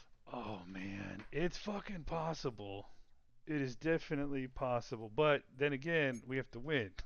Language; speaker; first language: English; native; English